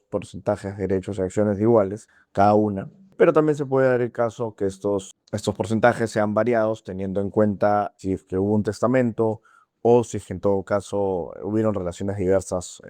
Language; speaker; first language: Spanish; native; Spanish